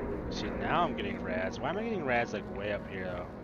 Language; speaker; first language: English; native; English